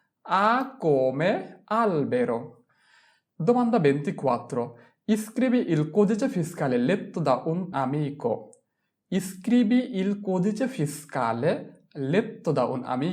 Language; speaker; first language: Italian; non-native, fluent; Bangla